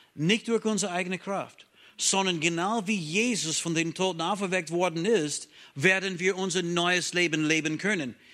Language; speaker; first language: German; non-native, fluent; English